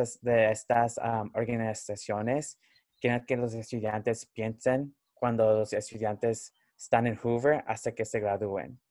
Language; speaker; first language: Spanish; early bilingual, heritage; Spanish